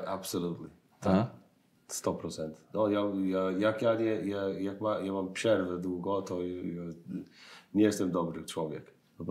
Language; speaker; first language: Polish; non-native, learner; English